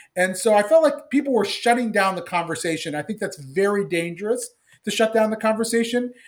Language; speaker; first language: English; native; English